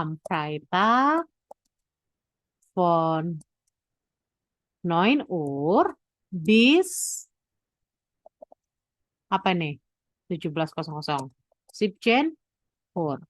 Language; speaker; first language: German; non-native, learner; Indonesian